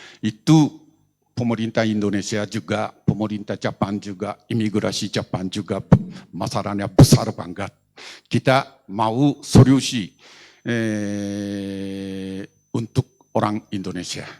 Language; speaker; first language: Indonesian; non-native, learner; Japanese